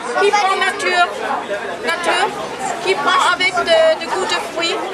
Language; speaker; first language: French; non-native, fluent; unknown